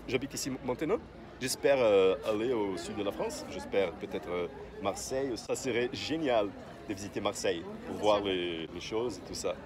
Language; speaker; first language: French; non-native, fluent; Portuguese